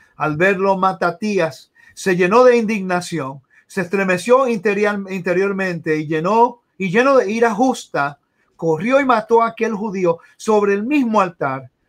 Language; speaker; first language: Spanish; early bilingual, heritage; Spanish